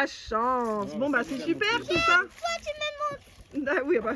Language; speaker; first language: French; native; French